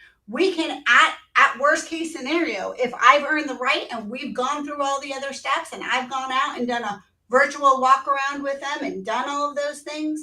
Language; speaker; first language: English; native; English